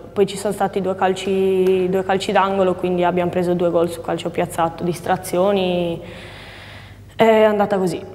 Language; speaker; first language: Italian; native; Italian